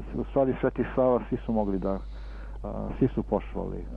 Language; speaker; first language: Serbian; early bilingual, heritage; Serbian